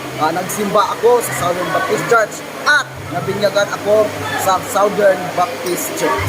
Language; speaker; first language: Filipino; non-native, local second language; Cebuano